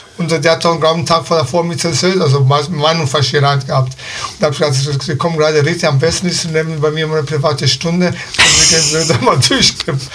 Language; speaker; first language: German; early bilingual, other home language; Italian